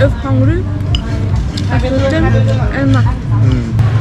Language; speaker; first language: English; non-native, learner; Indonesian